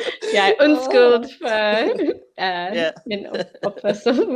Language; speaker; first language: Danish; non-native, learner; English